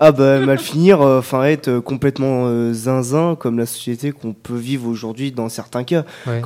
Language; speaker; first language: French; native; French